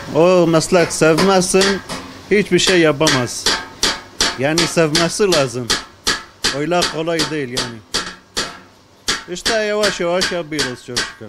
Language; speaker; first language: Turkish; non-native, learner; Arabic